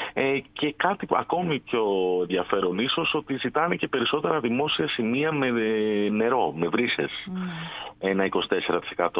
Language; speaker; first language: Greek; native; Greek